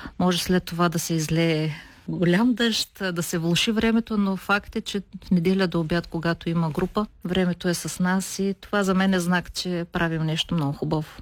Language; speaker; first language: Bulgarian; native; Bulgarian